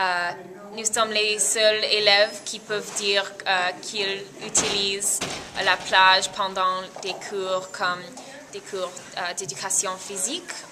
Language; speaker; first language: French; non-native, fluent; English